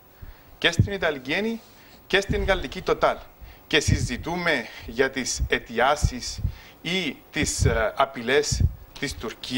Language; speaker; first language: Greek; native; Greek